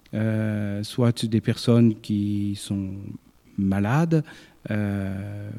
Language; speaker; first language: French; native; French